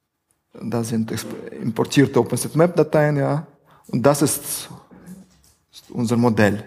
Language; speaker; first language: German; non-native, fluent; Russian